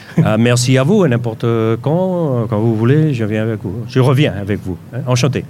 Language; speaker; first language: French; non-native, fluent; Catalan